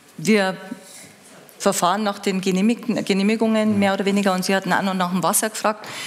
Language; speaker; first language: German; native; German